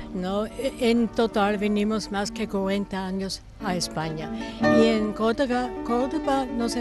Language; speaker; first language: Spanish; non-native, fluent; German